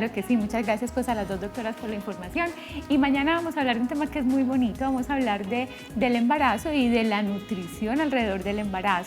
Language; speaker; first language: Spanish; native; Spanish